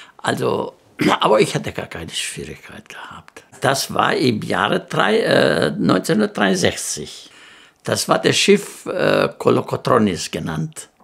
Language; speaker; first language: German; non-native, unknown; Greek